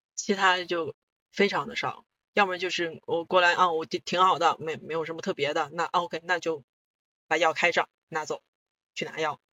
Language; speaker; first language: Chinese; non-native, local second language; Korean